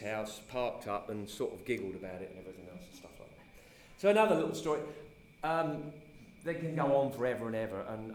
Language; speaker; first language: English; native; English